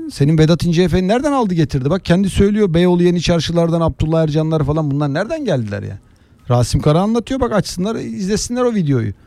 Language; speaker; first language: Turkish; native; Turkish